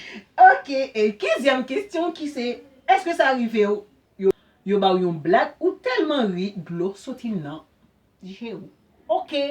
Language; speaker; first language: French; non-native, learner; Haitian Creole